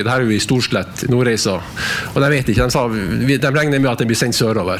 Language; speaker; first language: Norwegian; native; Norwegian